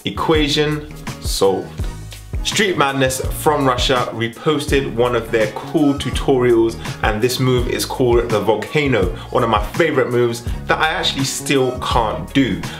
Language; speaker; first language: English; native; English